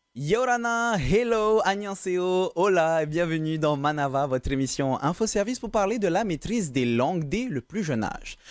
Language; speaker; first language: French; native; French